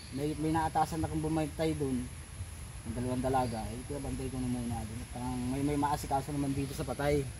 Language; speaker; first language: Filipino; non-native, local second language; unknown